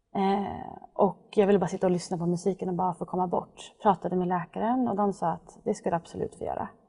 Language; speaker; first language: Swedish; native; Swedish